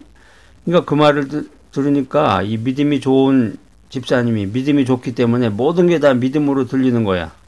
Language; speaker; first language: Korean; native; Korean